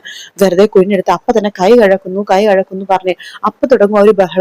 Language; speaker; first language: Malayalam; native; Malayalam